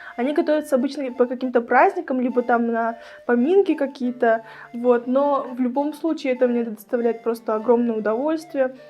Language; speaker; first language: Russian; native; Russian